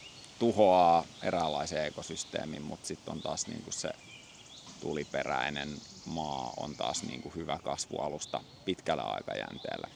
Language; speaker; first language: Finnish; native; Finnish